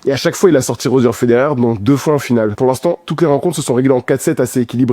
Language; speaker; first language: French; native; French